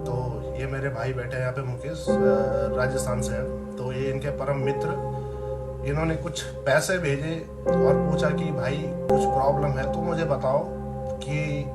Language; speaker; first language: Hindi; native; Hindi